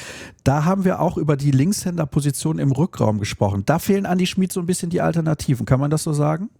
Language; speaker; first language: German; native; German